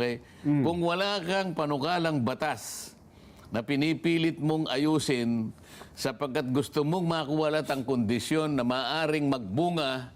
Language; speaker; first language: Filipino; native; Filipino